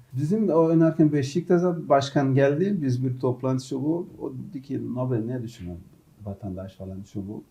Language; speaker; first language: Turkish; non-native, learner; Portuguese